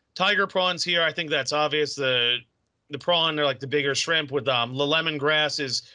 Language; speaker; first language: English; native; English